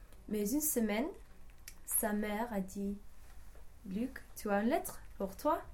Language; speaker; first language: French; non-native, learner; English